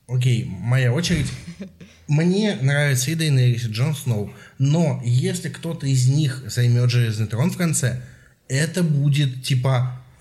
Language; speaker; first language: Russian; native; Russian